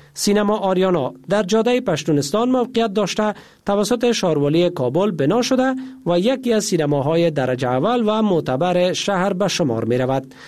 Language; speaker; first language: Persian; native; Persian